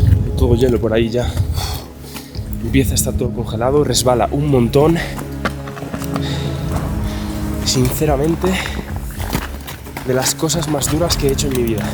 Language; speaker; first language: Spanish; native; Spanish